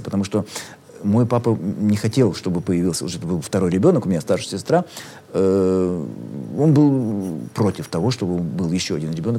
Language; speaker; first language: Russian; native; Russian